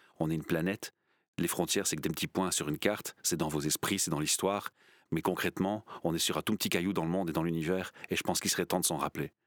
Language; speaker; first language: French; native; French